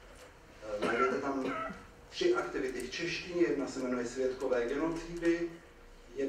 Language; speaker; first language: Czech; native; Czech